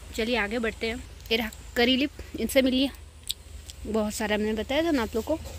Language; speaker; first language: Hindi; non-native, local second language; Nepali